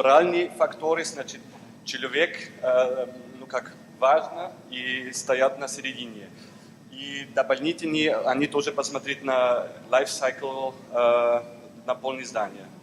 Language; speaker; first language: Russian; non-native, learner; German